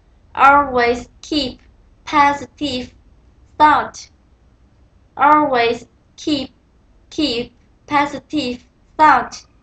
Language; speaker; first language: English; non-native, learner; Vietnamese